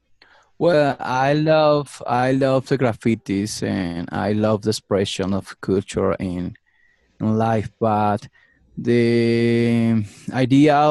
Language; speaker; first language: English; non-native, learner; Spanish